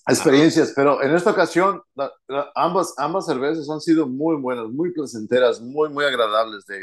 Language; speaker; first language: Spanish; early bilingual, heritage; Spanish